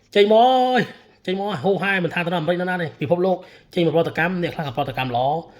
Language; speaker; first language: Khmer; native; Khmer